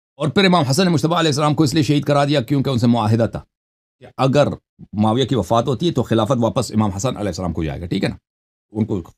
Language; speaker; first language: Urdu; non-native, local second language; Balti